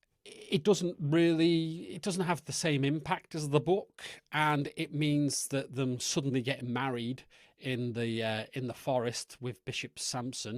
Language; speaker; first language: English; native; English